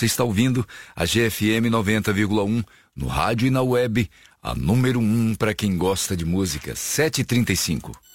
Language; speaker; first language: Portuguese; native; Portuguese